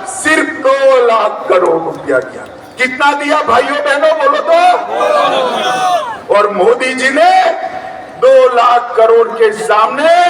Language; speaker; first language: Hindi; non-native, local second language; Gujarati